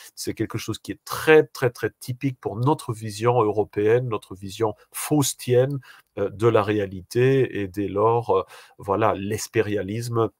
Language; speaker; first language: French; native; French